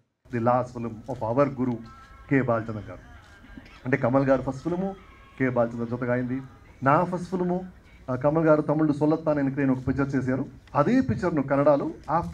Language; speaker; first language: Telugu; non-native, local second language; Kannada